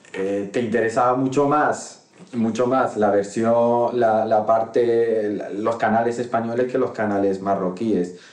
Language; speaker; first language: Spanish; non-native, local second language; Arabic